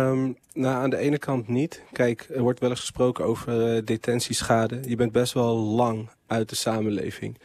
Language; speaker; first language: Dutch; native; Dutch